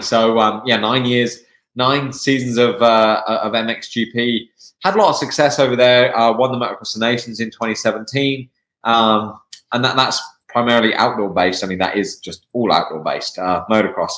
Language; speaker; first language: English; native; English